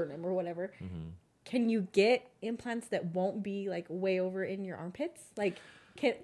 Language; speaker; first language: English; native; English